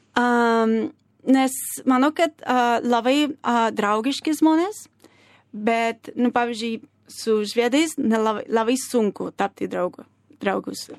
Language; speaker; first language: Lithuanian; non-native, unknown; Spanish